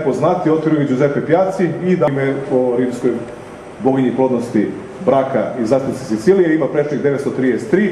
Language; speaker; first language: Serbian; native; Serbian